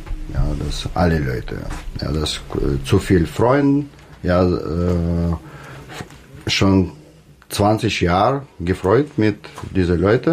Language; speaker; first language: German; non-native, learner; Russian